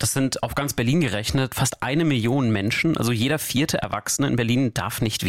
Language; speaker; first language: German; native; German